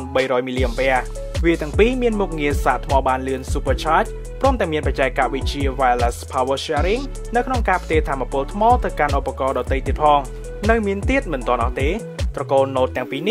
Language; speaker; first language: Khmer; native; Khmer